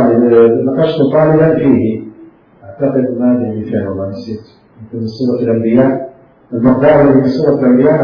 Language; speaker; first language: Arabic; native; Arabic